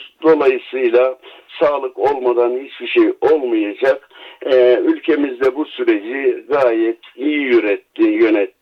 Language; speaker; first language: Turkish; native; Turkish